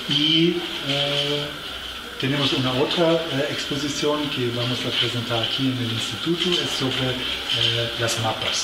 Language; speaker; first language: Spanish; non-native, fluent; German